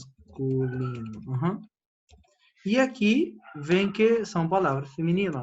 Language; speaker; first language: Portuguese; non-native, fluent; Spanish